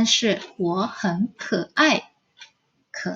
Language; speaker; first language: Chinese; non-native, fluent; Indonesian